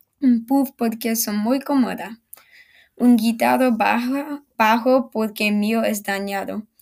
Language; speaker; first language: Spanish; non-native, learner; English